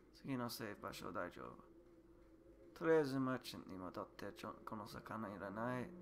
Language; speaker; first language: Japanese; non-native, learner; English